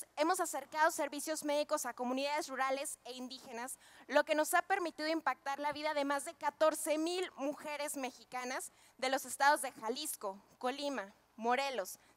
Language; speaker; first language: Spanish; native; Spanish